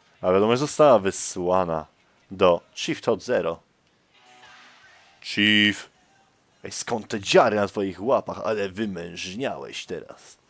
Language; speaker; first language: Polish; native; Polish